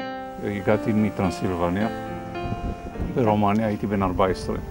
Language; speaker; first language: Hebrew; non-native, fluent; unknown